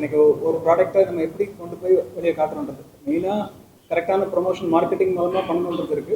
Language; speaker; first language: Tamil; native; Tamil